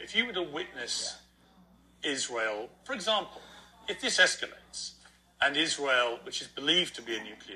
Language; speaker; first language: English; native; English